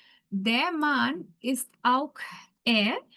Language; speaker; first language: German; non-native, fluent; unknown